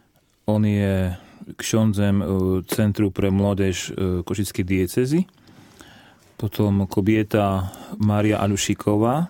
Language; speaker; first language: Polish; non-native, learner; Slovak